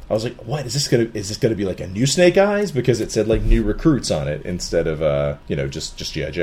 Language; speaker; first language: English; native; English